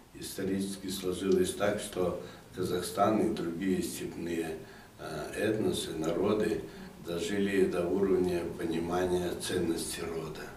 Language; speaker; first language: Russian; native; Russian